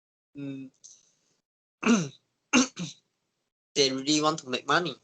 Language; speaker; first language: English; non-native, learner; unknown